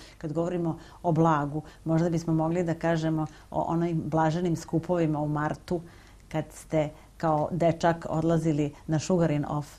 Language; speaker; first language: Serbian; native; Serbian